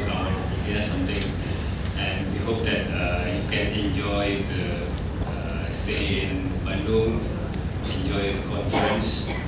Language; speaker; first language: English; non-native, learner; Indonesian